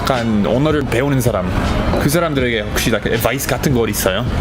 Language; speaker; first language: Korean; non-native, fluent; English